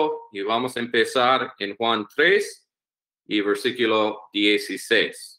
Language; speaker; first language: Spanish; non-native, learner; English